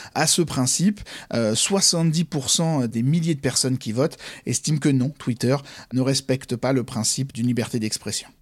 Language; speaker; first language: French; native; French